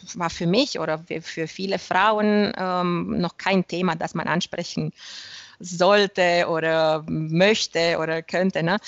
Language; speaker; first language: German; non-native, fluent; Romanian